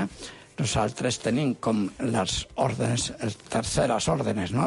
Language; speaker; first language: Catalan; non-native, local second language; Spanish